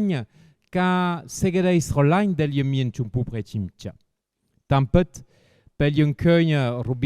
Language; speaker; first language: Khmer; non-native, fluent; French